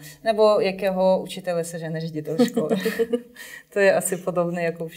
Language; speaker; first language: Czech; non-native, fluent; Ukrainian